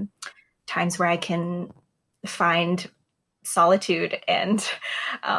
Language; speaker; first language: English; native; English